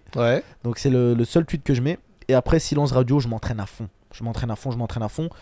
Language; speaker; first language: French; early bilingual, other home language; Chechen